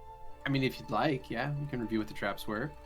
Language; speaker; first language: English; native; English